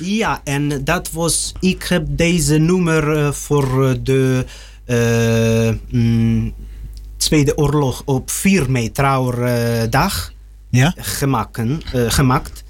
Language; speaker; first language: Dutch; non-native, learner; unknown